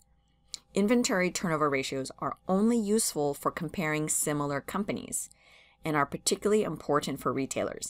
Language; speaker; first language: English; native; English